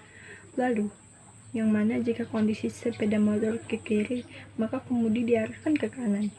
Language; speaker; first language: Indonesian; native; Indonesian